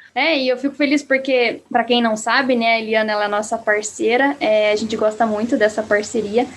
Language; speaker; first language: Portuguese; native; Portuguese